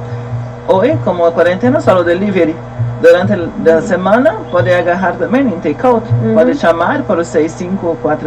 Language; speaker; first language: Portuguese; non-native, learner; Spanish